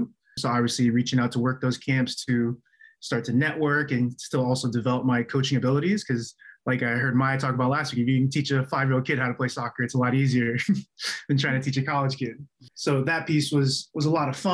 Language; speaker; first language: English; early bilingual, other home language; Chinese